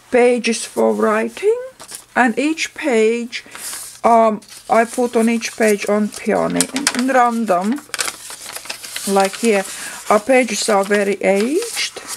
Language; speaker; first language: English; non-native, fluent; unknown